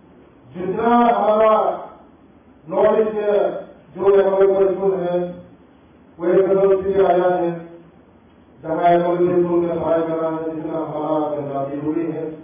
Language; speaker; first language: Hindi; non-native, local second language; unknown